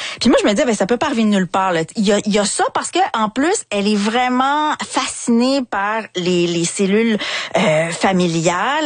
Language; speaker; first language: French; native; French